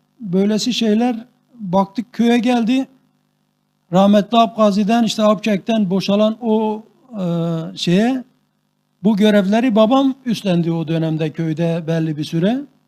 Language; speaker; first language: Turkish; non-native, local second language; Kurdish